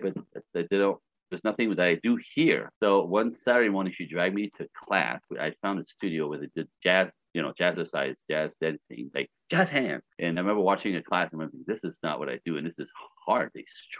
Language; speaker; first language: English; native; English